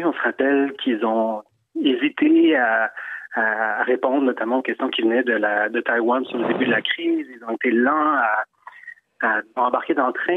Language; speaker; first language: French; native; French